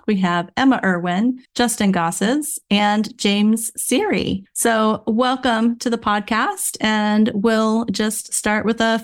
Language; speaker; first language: English; native; English